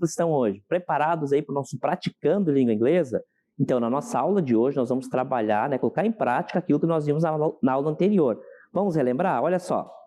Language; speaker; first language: Portuguese; native; Portuguese